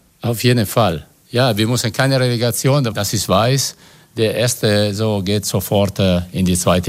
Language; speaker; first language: German; non-native, fluent; Italian